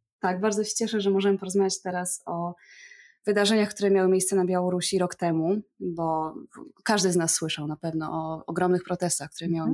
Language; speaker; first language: Polish; non-native, fluent; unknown